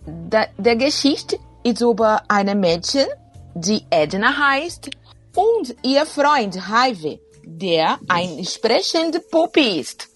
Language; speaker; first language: German; non-native, learner; Portuguese